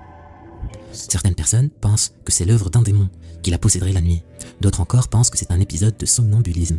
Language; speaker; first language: French; native; French